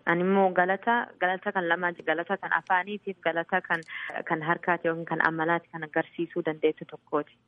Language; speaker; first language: Oromo; early bilingual, heritage; Oromo